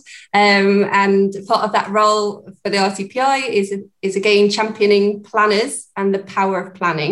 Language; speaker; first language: English; native; English